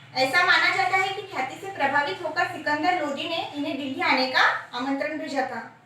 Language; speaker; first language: Hindi; non-native, local second language; Marathi